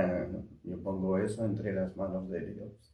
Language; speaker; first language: Spanish; non-native, fluent; French